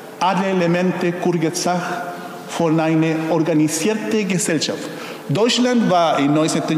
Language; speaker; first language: German; non-native, fluent; Spanish